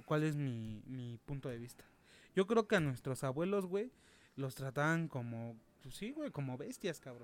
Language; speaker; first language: Spanish; native; Spanish